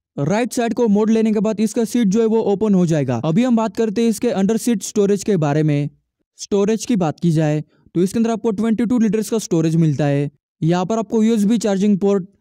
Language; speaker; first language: Hindi; native; Hindi